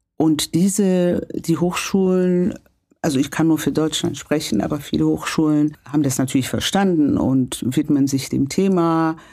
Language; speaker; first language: German; non-native, fluent; Kinyarwanda